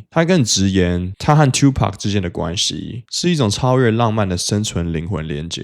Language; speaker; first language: Chinese; native; Chinese